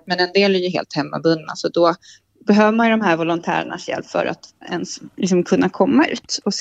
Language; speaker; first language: Swedish; native; Swedish